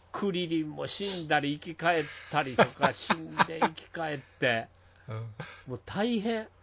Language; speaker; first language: Japanese; native; Japanese